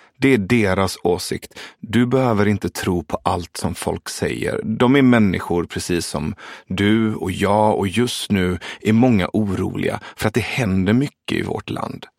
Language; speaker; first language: Swedish; early bilingual, other home language; Persian